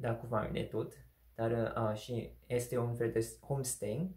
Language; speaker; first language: Romanian; non-native, learner; Korean